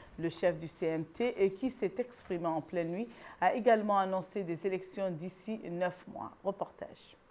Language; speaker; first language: French; non-native, local second language; Arabic